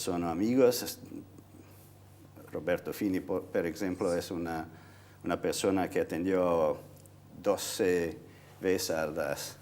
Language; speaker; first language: Spanish; non-native, fluent; Italian